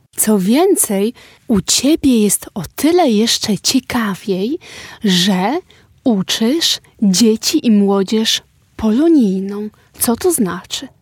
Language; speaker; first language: Polish; native; Polish